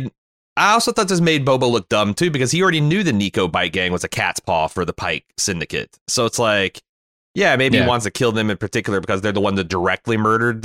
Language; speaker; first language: English; native; English